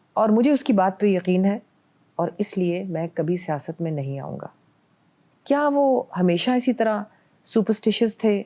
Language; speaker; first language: Urdu; non-native, local second language; Punjabi